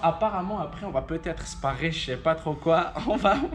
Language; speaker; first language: French; native; French